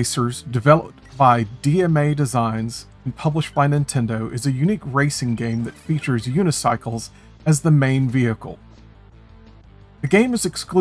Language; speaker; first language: English; native; English